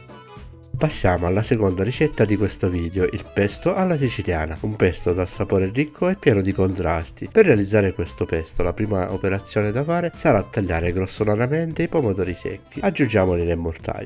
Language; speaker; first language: Italian; native; Italian